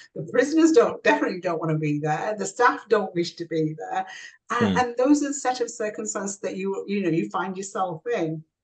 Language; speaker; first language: English; native; English